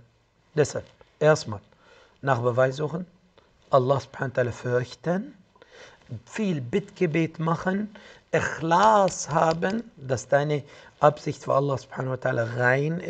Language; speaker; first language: German; non-native, fluent; Arabic